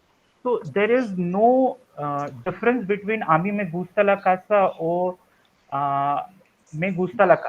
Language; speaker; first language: Spanish; non-native, fluent; Hindi